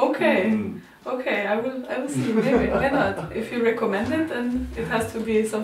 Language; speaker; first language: English; non-native, learner; Slovenian